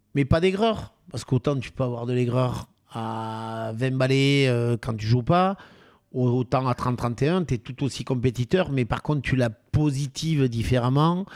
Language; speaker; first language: French; native; French